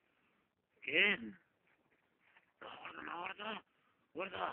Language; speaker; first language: Spanish; native; Spanish